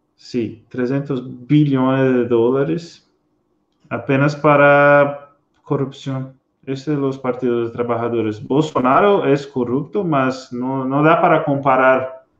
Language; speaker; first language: Spanish; non-native, learner; Portuguese